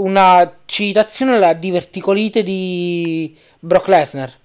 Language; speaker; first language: Italian; native; Italian